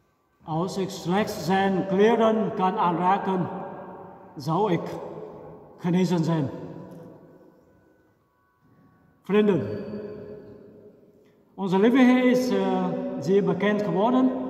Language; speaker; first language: Dutch; non-native, fluent; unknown